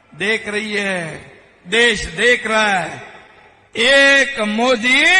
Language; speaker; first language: Hindi; non-native, local second language; Marathi